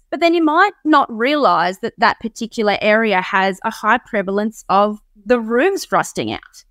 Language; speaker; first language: English; native; English